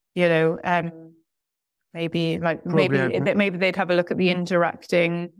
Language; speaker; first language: English; native; English